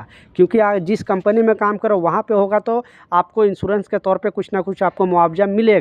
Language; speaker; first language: Hindi; native; Hindi